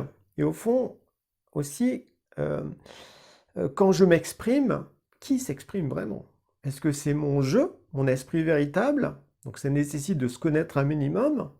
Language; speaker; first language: French; native; French